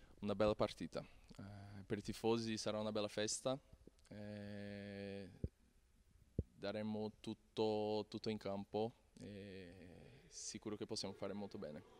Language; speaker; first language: Italian; non-native, fluent; Portuguese